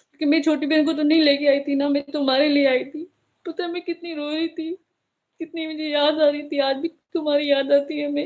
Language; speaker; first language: Urdu; non-native, local second language; Sindhi